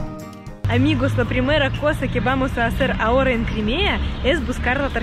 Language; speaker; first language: Spanish; non-native, fluent; Russian